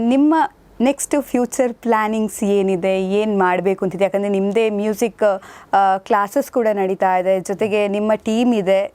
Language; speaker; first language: Kannada; native; Kannada